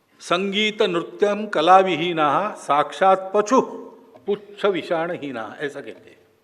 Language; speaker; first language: Hindi; non-native, local second language; Marathi